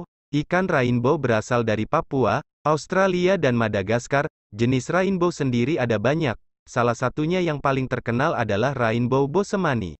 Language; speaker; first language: Indonesian; native; Indonesian